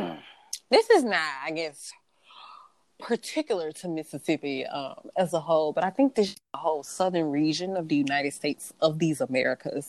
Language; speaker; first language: English; native; English